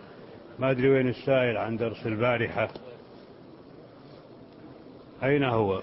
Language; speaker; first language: Arabic; native; Arabic